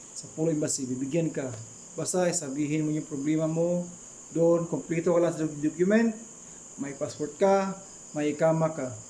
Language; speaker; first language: Filipino; non-native, local second language; Cebuano